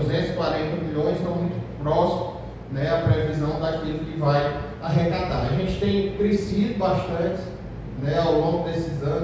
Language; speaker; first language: Portuguese; native; Portuguese